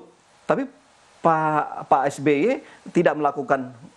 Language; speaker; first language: Indonesian; native; Indonesian